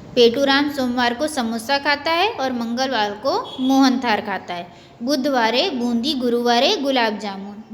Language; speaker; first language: Hindi; non-native, local second language; Gujarati